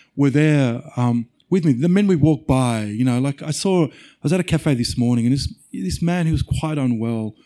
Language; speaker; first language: English; native; English